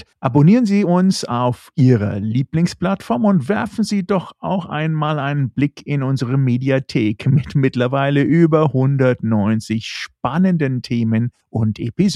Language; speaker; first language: German; native; German